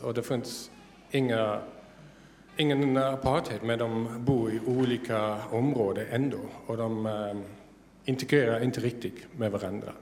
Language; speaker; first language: Swedish; non-native, fluent; German